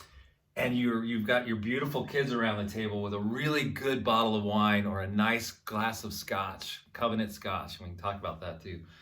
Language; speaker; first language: English; native; English